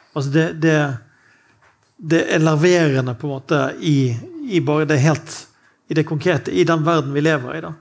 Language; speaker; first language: Norwegian; native; Norwegian